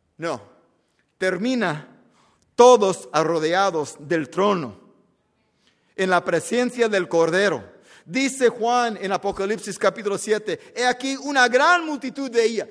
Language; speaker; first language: Spanish; early bilingual, heritage; Spanish